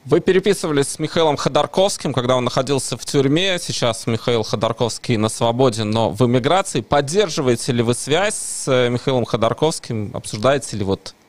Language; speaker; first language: Russian; native; Russian